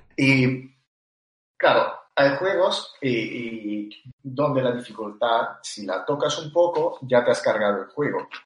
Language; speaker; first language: Spanish; non-native, fluent; Italian